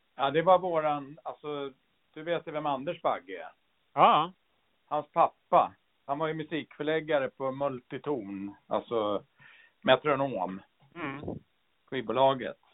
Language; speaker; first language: Swedish; early bilingual, other home language; English